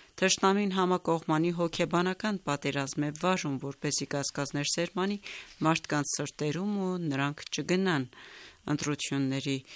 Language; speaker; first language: Armenian; native; Armenian